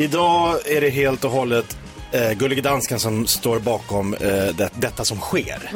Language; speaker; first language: Swedish; native; Swedish